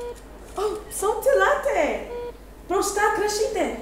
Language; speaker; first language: Czech; non-native, learner; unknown